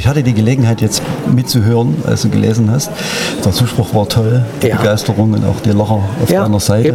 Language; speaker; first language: German; native; German